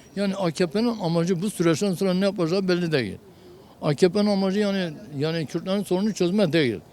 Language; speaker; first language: Turkish; non-native, local second language; Kurdish